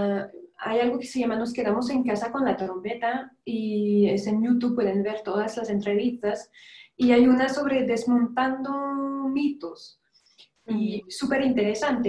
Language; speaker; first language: Spanish; non-native, fluent; French